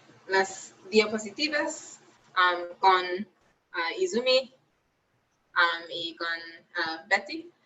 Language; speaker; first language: Spanish; non-native, learner; English